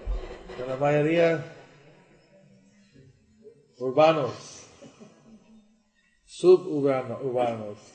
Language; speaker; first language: Spanish; non-native, learner; English